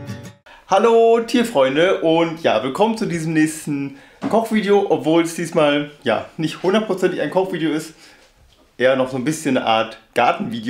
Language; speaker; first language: German; native; German